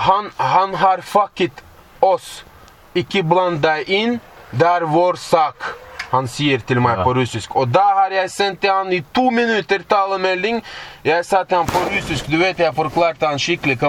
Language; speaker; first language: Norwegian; non-native, fluent; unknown